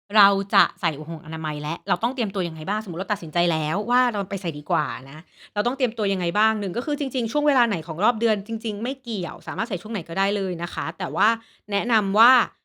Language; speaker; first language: Thai; native; Thai